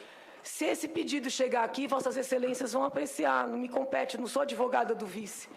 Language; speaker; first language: Portuguese; native; Portuguese